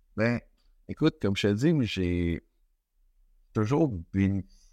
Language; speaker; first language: French; native; French